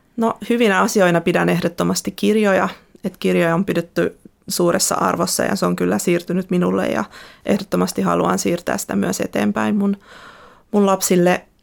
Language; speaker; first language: Finnish; early bilingual, other home language; Russian